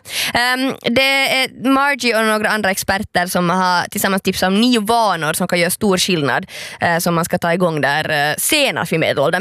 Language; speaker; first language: Swedish; native; Swedish